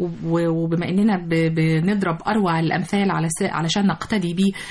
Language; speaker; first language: Arabic; native; Arabic